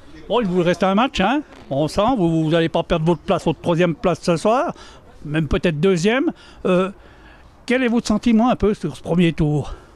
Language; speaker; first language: French; native; French